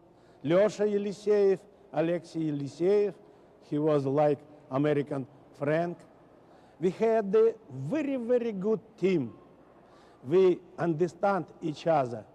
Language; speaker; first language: English; non-native, learner; Russian